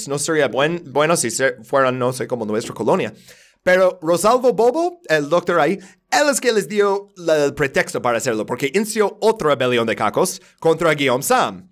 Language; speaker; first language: Spanish; non-native, fluent; English